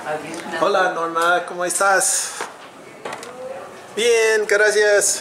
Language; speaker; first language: Spanish; non-native, learner; English